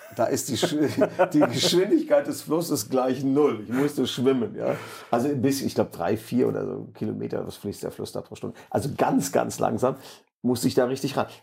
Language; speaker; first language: German; native; German